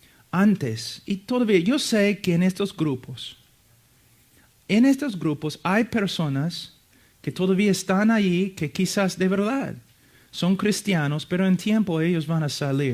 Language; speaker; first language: Spanish; non-native, fluent; English